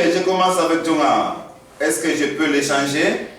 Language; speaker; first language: French; non-native, fluent; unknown